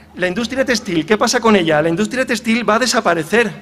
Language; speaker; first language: Spanish; native; Spanish